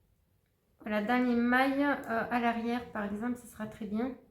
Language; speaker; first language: French; native; French